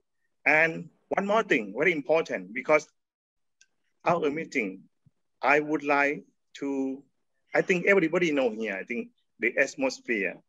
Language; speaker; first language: English; non-native, learner; Thai